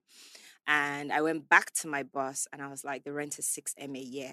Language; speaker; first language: English; native; English